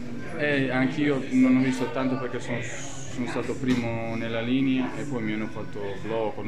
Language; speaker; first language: Italian; non-native, learner; Serbian